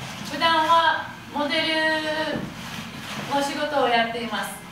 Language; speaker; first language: Japanese; non-native, learner; Russian